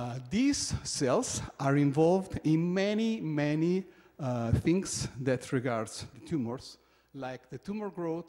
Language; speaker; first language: English; non-native, fluent; Italian